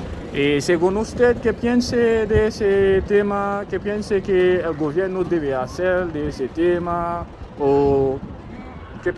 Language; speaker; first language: Spanish; non-native, learner; Haitian Creole